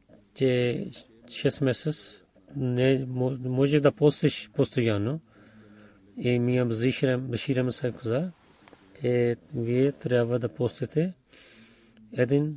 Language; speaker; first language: Bulgarian; non-native, fluent; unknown